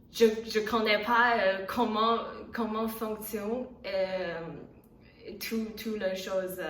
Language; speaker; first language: French; non-native, learner; Chinese